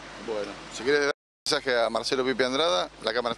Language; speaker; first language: Spanish; native; Spanish